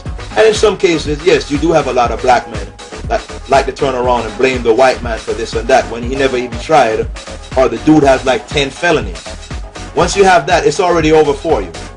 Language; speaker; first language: English; native; English